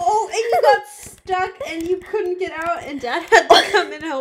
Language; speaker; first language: English; native; English